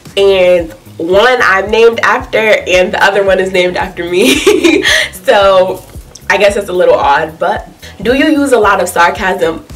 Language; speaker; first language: English; native; English